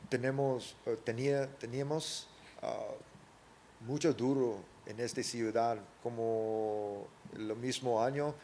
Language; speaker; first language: Spanish; early bilingual, heritage; English